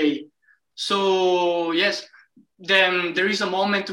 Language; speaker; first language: English; non-native, learner; Italian